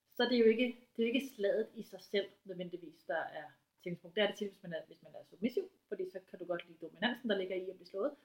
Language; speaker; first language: Danish; native; Danish